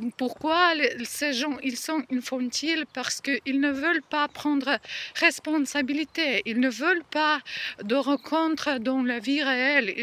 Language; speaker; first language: French; non-native, learner; Ukrainian